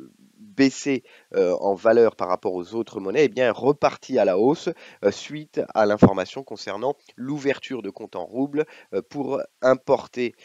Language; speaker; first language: French; native; French